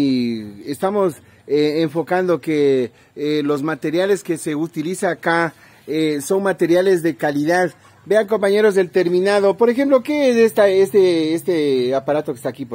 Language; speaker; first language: Spanish; native; Spanish